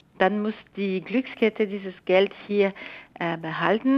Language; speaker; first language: German; non-native, local second language; French